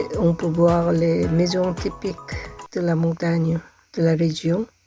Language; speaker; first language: French; non-native, fluent; Korean